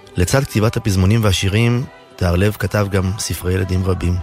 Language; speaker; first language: Hebrew; native; Hebrew